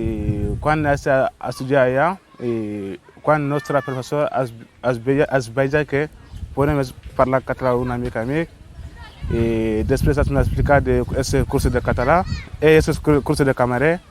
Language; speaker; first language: Spanish; non-native, learner; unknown